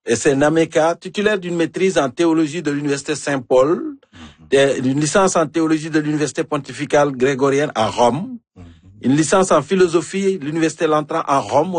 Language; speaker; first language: French; native; French